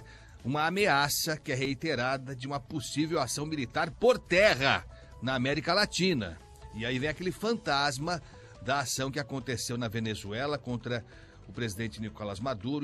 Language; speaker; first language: Portuguese; native; Portuguese